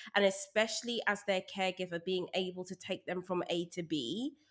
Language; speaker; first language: English; native; English